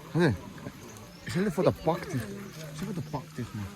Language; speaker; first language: German; early bilingual, other home language; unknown